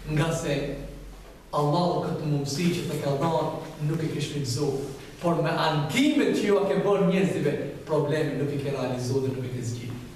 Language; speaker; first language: Albanian; native; Albanian